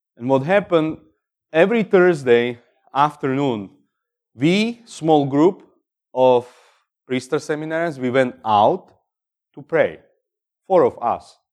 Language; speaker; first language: English; non-native, fluent; Slovak